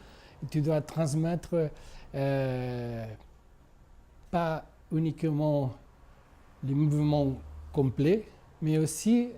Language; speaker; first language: French; non-native, fluent; Spanish